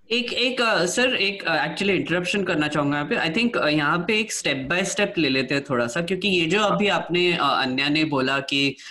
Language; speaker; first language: Hindi; non-native, local second language; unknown